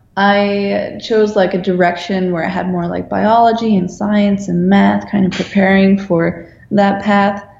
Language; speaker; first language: English; non-native, fluent; Dutch